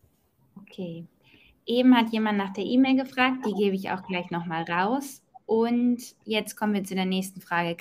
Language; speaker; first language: German; native; German